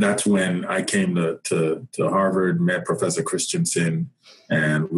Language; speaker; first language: English; non-native, local second language; Yoruba